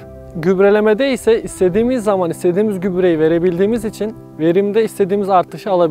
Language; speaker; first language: Turkish; native; Turkish